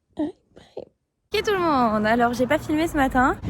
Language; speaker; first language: French; native; French